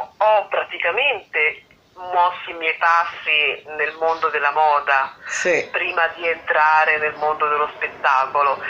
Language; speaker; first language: Italian; native; Italian